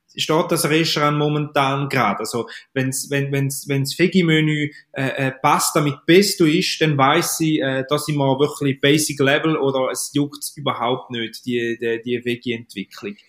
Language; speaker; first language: German; native; German